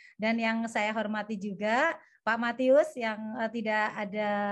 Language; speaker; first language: Indonesian; native; Indonesian